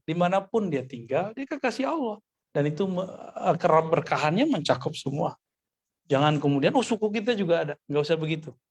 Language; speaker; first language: Indonesian; non-native, local second language; Minangkabau